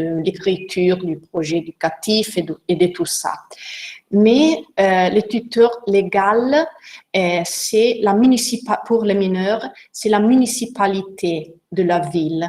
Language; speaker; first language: French; non-native, learner; Italian